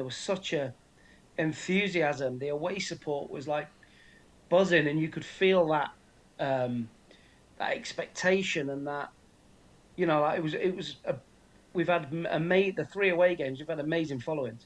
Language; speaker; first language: English; native; English